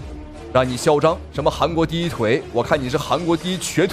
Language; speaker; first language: Chinese; native; Chinese